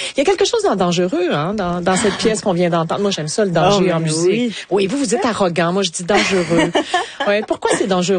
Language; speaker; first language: French; native; French